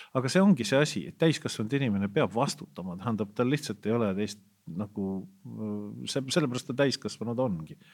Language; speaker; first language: Estonian; native; Estonian